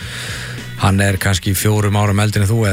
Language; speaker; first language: Icelandic; native; Icelandic